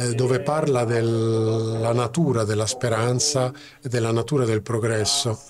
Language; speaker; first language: Italian; non-native, fluent; Czech